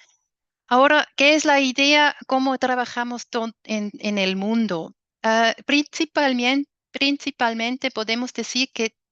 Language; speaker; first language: Spanish; non-native, fluent; German